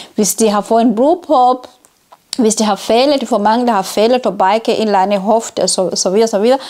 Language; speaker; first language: Danish; non-native, fluent; Ganda